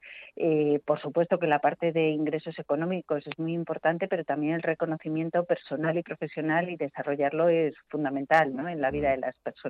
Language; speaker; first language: Spanish; native; Spanish